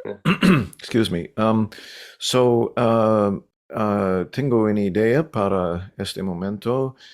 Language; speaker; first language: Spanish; non-native, learner; English